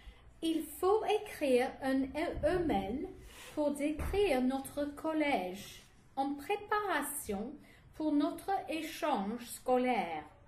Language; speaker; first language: French; non-native, learner; English